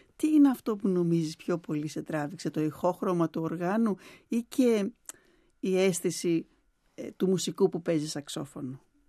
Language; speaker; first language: Greek; native; Greek